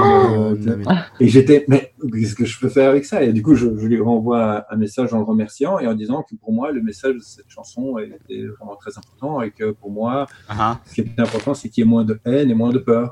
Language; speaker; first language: French; native; French